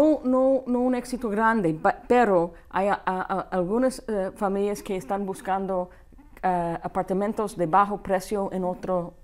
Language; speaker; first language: Spanish; non-native, fluent; English